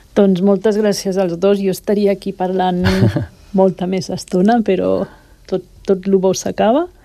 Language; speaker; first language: Catalan; non-native, fluent; English